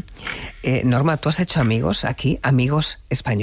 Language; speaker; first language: Spanish; native; Spanish